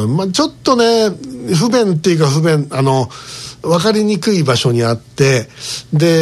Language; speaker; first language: Japanese; native; Japanese